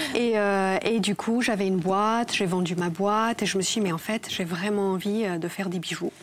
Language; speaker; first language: French; non-native, fluent; Polish